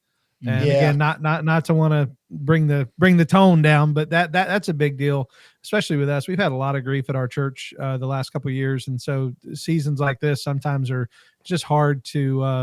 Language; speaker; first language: English; native; English